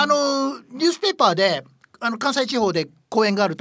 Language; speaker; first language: Japanese; native; Japanese